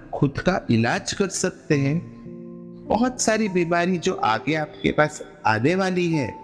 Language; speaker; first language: Hindi; non-native, local second language; Gujarati